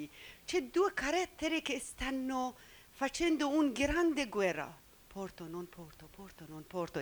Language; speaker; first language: Italian; non-native, learner; Persian